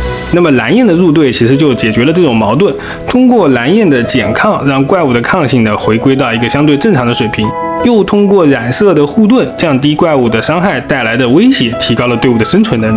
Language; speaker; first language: Chinese; native; Chinese